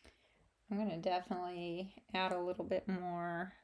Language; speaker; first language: English; native; English